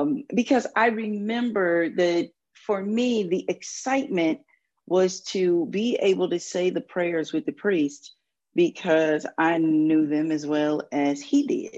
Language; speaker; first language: English; native; English